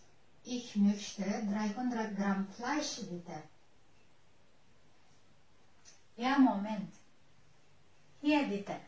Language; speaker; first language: German; non-native, learner; Indonesian